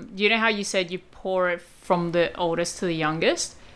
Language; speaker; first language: English; early bilingual, other home language; Cantonese